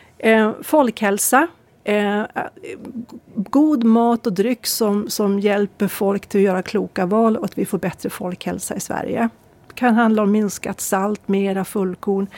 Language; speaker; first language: Swedish; native; Swedish